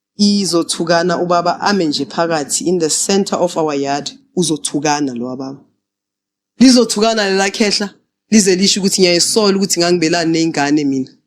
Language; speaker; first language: Zulu; native; Zulu